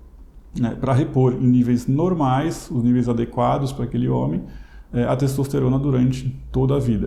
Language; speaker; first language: Portuguese; native; Portuguese